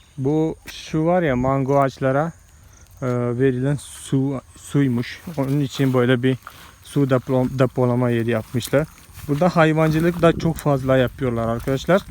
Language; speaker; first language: Turkish; non-native, fluent; Malayalam